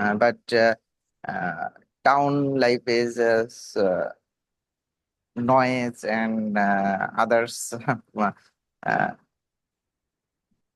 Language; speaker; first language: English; non-native, learner; Bangla